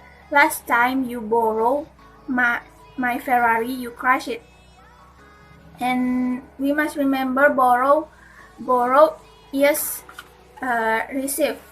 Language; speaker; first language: English; non-native, learner; Indonesian